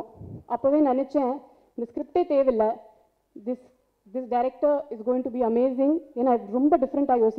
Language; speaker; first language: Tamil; non-native, local second language; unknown